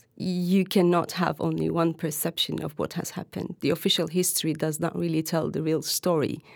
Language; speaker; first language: English; non-native, fluent; Turkish